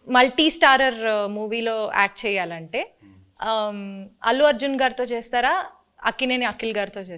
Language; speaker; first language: Telugu; native; Telugu